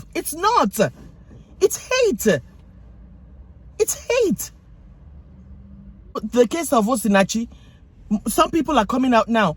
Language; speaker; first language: English; non-native, local second language; Yoruba